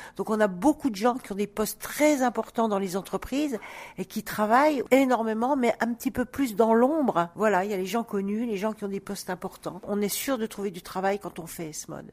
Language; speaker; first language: French; native; French